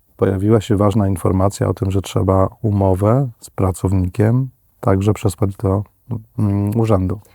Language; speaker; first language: Polish; native; Polish